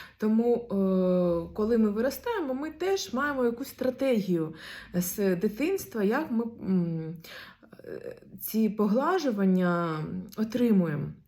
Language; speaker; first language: Ukrainian; non-native, local second language; Russian